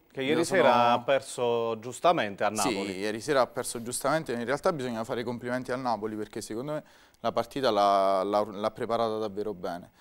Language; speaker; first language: Italian; native; Italian